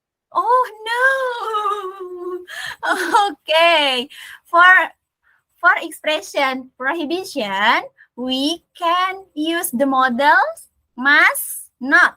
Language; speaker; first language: English; non-native, learner; Indonesian